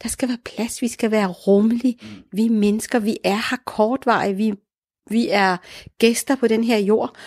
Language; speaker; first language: Danish; early bilingual, other home language; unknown